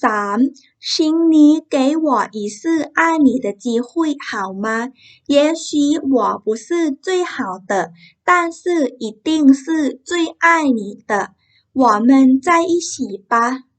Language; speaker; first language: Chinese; non-native, fluent; Thai